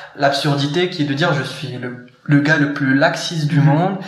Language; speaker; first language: French; non-native, local second language; Arabic